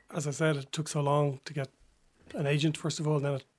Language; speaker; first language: English; native; English